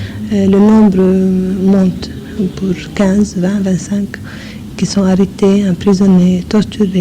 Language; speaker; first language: French; non-native, fluent; English